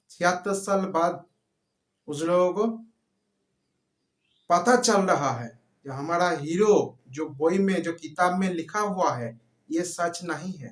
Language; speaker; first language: Hindi; non-native, local second language; Bangla